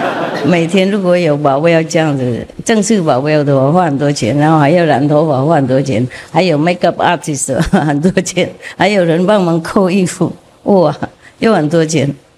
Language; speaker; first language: Chinese; non-native, fluent; Vietnamese